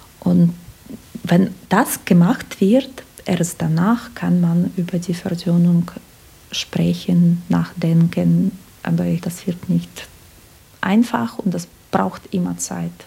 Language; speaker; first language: German; non-native, fluent; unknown